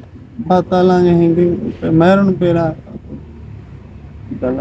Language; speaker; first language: Filipino; non-native, learner; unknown